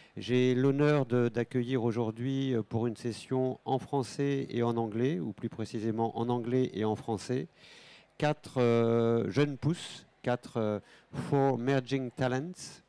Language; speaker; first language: French; native; French